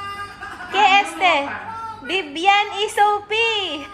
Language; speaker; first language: Spanish; non-native, learner; Filipino